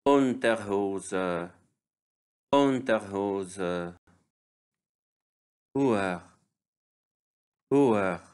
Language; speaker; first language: German; non-native, fluent; Arabic